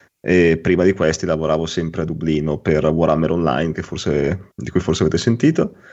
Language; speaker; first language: Italian; native; Italian